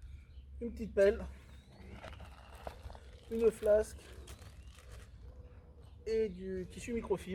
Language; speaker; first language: French; native; French